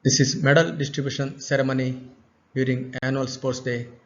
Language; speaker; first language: English; non-native, local second language; Kannada